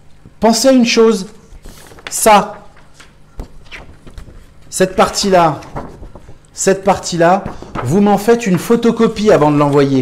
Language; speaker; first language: French; native; French